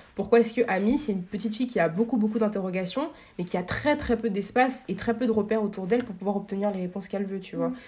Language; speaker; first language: French; native; French